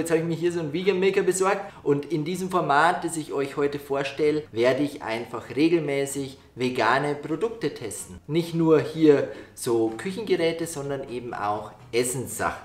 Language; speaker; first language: German; native; German